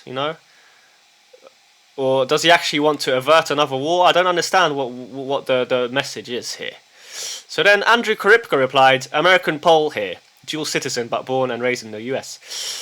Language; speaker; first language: English; early bilingual, heritage; English